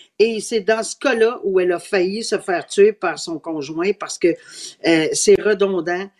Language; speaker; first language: French; native; French